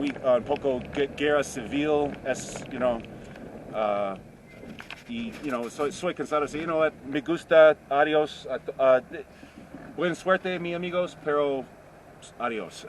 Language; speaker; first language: Spanish; non-native, learner; English